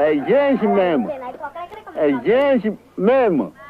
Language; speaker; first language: Portuguese; non-native, local second language; Kayapó